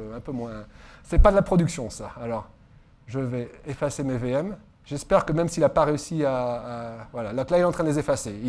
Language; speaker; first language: French; native; French